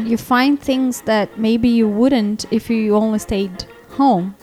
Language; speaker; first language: English; non-native, fluent; Portuguese